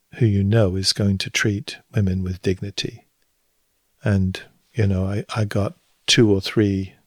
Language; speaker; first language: English; native; English